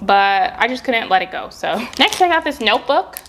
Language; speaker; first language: English; native; English